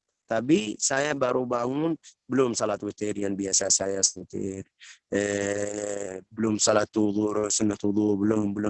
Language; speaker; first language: Indonesian; non-native, learner; Arabic